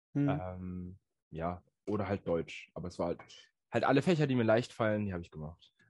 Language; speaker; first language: German; native; German